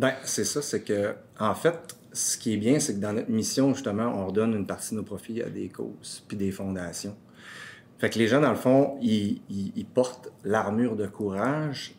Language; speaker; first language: French; native; French